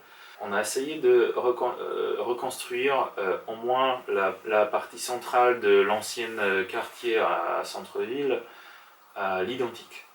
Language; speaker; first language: French; non-native, fluent; Polish